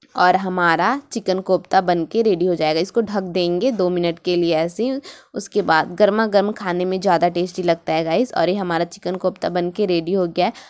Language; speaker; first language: Hindi; native; Hindi